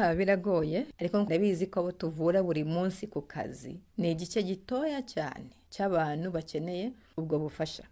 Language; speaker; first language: Kinyarwanda; early bilingual, heritage; Kinyarwanda